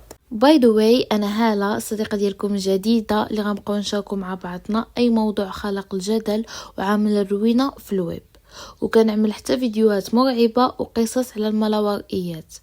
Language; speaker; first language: Arabic; native; Arabic